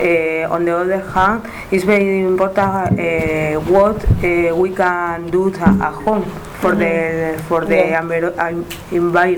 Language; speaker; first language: English; non-native, learner; Spanish